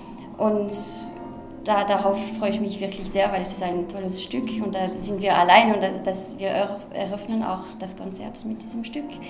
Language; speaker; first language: German; non-native, fluent; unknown